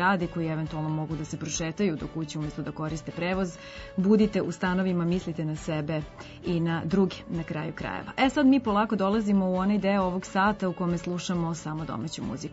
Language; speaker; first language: Serbian; native; Serbian